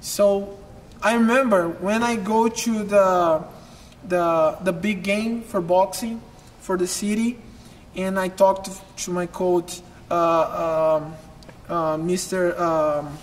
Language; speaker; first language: English; non-native, learner; Portuguese